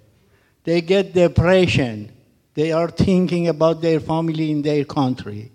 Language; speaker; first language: English; non-native, learner; Persian